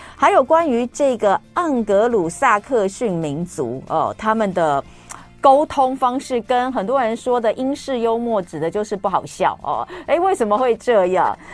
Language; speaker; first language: Chinese; native; Chinese